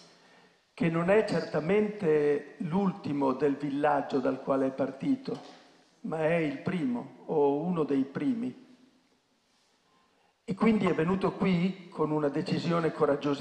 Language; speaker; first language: Italian; native; Italian